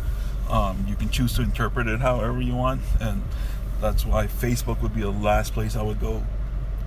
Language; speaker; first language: English; early bilingual, other home language; Urdu